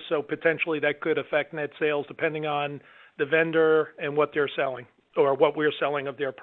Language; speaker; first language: English; native; English